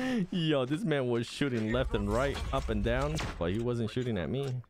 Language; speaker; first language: English; early bilingual, other home language; Spanish